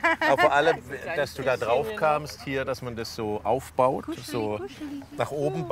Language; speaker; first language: German; native; German